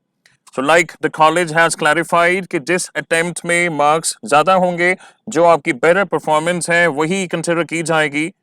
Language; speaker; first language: Hindi; native; Hindi